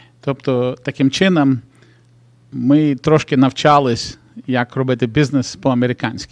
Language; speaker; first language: Ukrainian; non-native, local second language; Russian